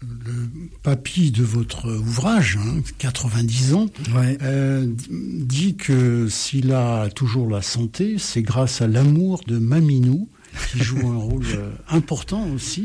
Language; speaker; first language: French; native; French